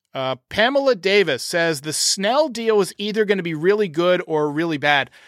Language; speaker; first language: English; native; English